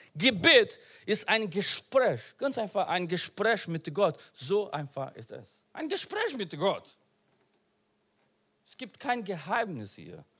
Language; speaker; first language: German; non-native, learner; Portuguese